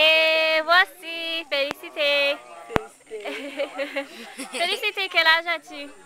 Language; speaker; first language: French; non-native, learner; English